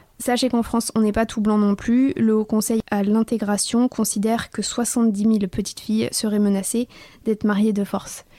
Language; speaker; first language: French; native; French